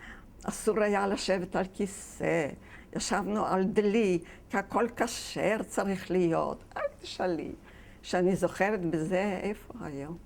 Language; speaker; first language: Hebrew; non-native, fluent; Yiddish